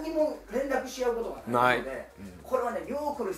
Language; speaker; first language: Japanese; native; Japanese